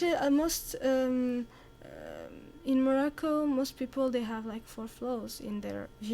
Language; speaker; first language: English; non-native, learner; Arabic